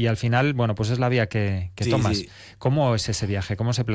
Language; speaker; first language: Spanish; native; Spanish